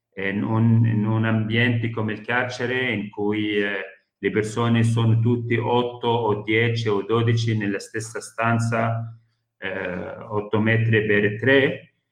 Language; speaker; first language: Italian; non-native, fluent; Arabic